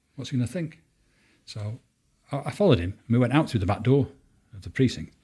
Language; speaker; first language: English; native; English